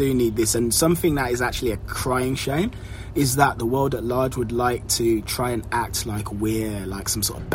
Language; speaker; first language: English; native; English